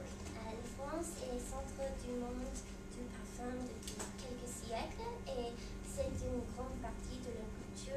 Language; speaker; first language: French; non-native, learner; English